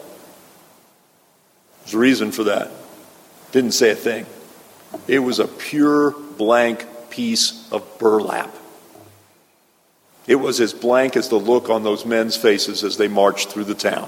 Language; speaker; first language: English; native; English